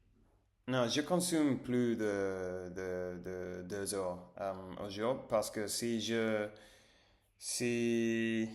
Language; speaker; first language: French; non-native, learner; English